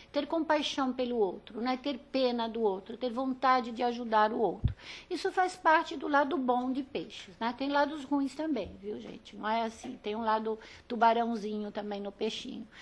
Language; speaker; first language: Portuguese; early bilingual, other home language; Italian